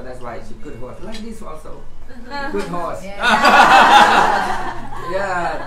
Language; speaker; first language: English; non-native, learner; Thai